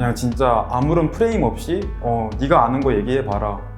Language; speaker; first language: Korean; native; Korean